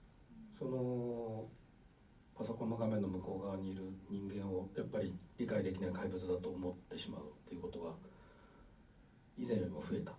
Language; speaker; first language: Japanese; native; Japanese